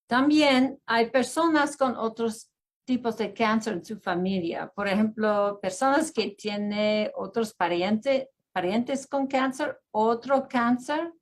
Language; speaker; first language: Spanish; non-native, fluent; English